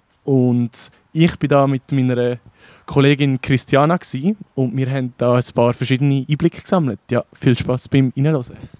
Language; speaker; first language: German; native; German